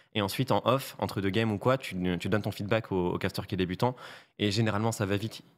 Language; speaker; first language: French; native; French